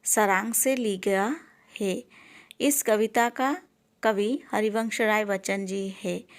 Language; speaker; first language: Hindi; non-native, local second language; Assamese